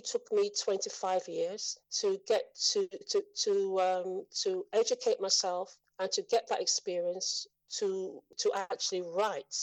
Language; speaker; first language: English; native; English